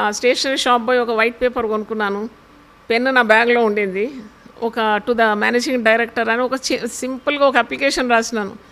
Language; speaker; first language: Telugu; non-native, local second language; Malayalam